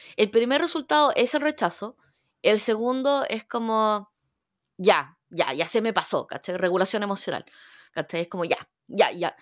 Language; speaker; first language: Spanish; early bilingual, other home language; Korean